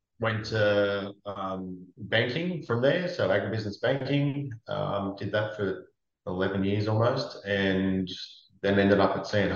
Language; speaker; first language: English; native; English